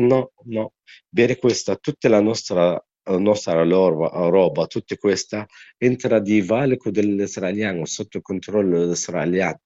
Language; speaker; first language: Italian; non-native, learner; Arabic